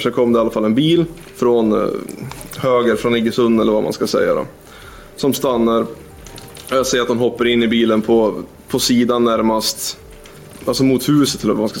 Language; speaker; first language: Swedish; native; Swedish